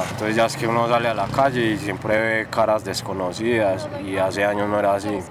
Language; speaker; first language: Spanish; native; Spanish